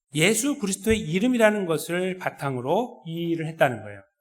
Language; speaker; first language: Korean; native; Korean